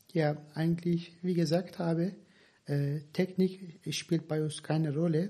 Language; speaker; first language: German; non-native, fluent; Turkish